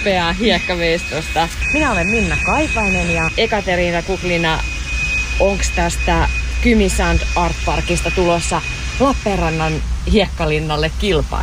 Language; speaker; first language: Finnish; native; Finnish